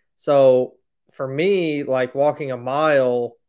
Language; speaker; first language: English; native; English